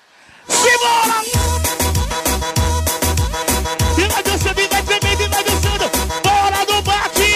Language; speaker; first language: Portuguese; native; Portuguese